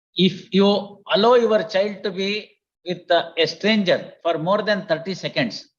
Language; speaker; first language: English; non-native, local second language; Kannada